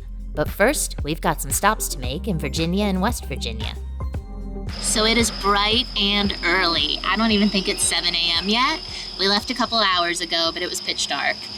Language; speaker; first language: English; native; English